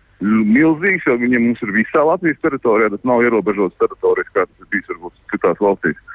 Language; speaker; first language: Latvian; native; Latvian